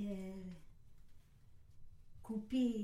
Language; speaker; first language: Swedish; non-native, learner; Spanish